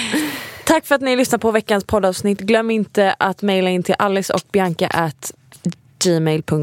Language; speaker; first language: Swedish; native; Swedish